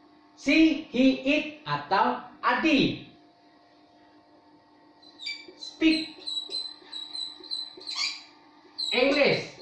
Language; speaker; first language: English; non-native, fluent; Indonesian